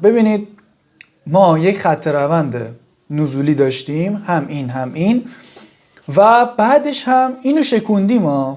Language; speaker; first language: Persian; native; Persian